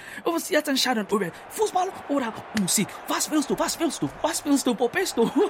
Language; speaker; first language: German; non-native, learner; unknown